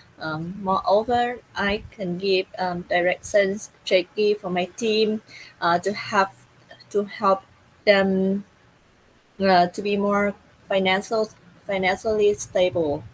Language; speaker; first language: English; non-native, learner; Vietnamese